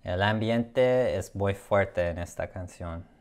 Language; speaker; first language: Spanish; non-native, learner; English